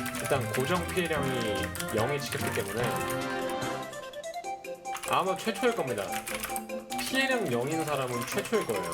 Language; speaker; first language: Korean; native; Korean